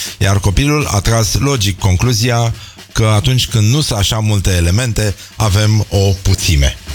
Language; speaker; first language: Romanian; early bilingual, heritage; Romanian